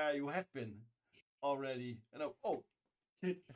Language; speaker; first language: English; non-native, fluent; German